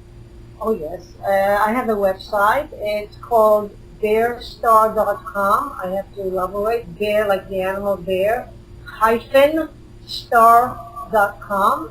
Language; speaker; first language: English; non-native, fluent; Hebrew